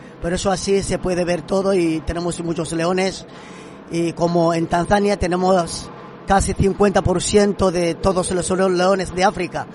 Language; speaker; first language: Spanish; non-native, fluent; Swahili